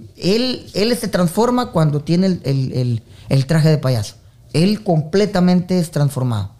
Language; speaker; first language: Spanish; native; Spanish